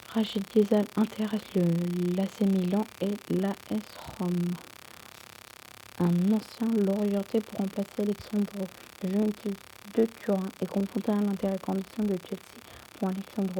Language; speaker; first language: French; native; French